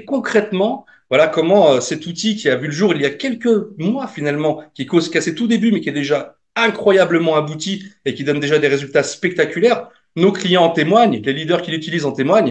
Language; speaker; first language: French; native; French